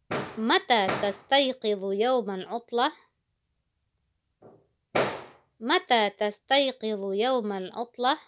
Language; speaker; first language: Arabic; non-native, fluent; Indonesian